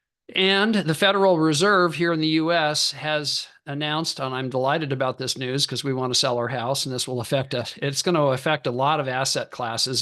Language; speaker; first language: English; native; English